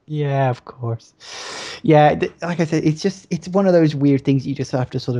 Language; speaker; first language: English; native; English